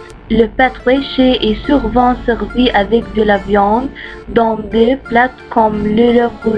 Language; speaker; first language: French; non-native, learner; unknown